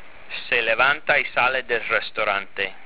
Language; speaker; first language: Spanish; non-native, fluent; English